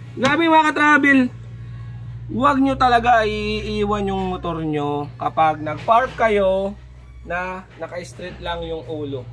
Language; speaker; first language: Filipino; non-native, local second language; Waray